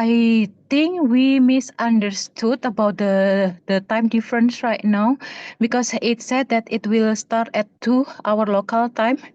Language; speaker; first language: English; non-native, fluent; Indonesian